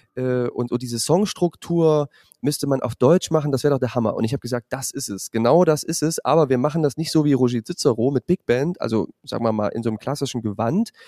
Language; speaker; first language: German; native; German